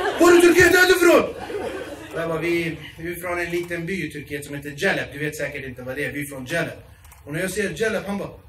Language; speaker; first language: Swedish; early bilingual, other home language; Kurdish